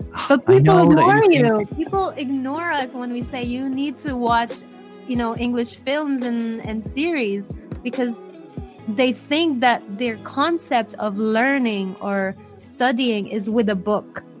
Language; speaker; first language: English; native; English